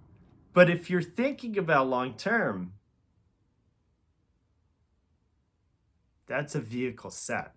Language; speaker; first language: English; native; English